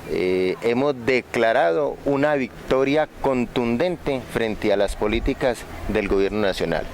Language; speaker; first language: Spanish; native; Spanish